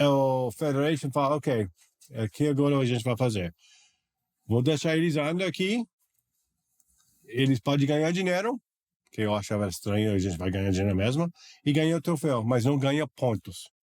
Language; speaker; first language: Portuguese; non-native, learner; English